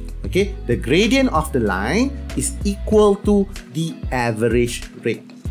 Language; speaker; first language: English; non-native, local second language; Malay